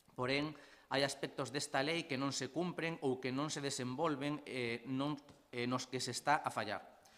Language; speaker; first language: Galician; non-native, local second language; Spanish